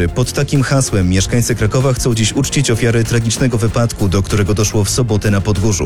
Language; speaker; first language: Polish; native; Polish